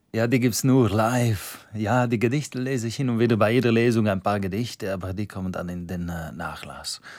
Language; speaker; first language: German; non-native, local second language; Romansh